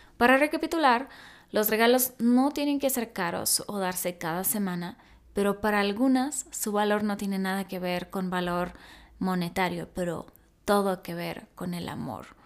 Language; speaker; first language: Spanish; early bilingual, other home language; Russian